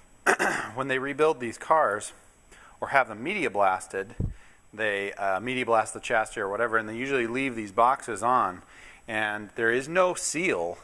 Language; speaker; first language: English; native; English